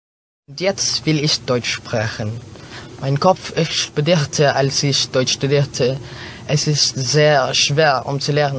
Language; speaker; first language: German; non-native, learner; Filipino